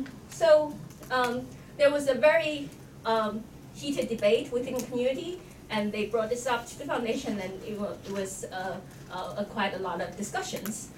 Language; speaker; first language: English; non-native, fluent; Chinese